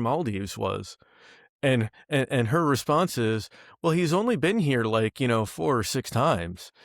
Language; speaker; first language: English; native; English